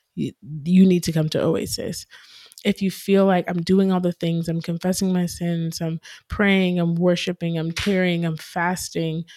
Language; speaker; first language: English; native; English